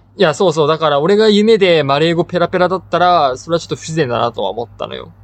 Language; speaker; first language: Japanese; native; Japanese